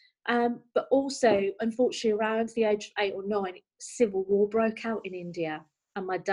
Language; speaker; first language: English; native; English